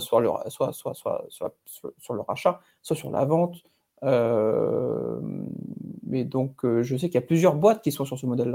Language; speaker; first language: French; native; French